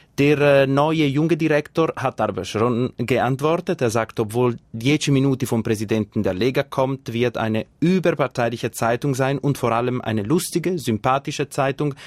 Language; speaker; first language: German; non-native, local second language; Italian